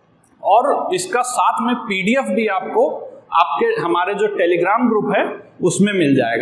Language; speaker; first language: Hindi; native; Hindi